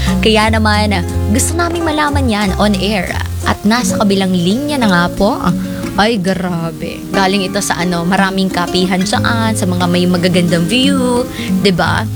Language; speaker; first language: Filipino; native; Filipino